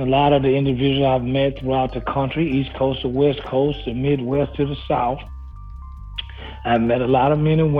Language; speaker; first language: English; native; English